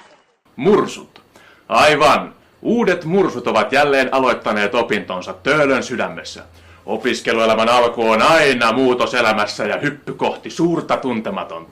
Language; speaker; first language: Finnish; native; Finnish